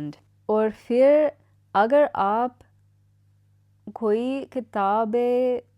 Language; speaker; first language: Hindi; non-native, learner; English